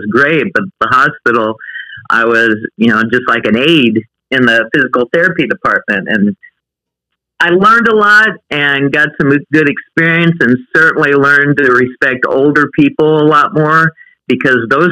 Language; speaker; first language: English; native; English